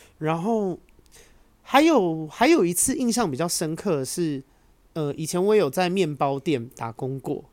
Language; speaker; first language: Chinese; native; Chinese